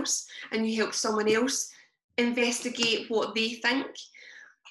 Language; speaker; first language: English; native; English